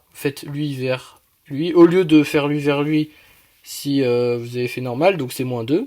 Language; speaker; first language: French; native; French